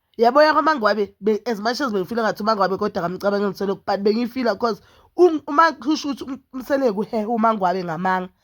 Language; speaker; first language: Zulu; native; Zulu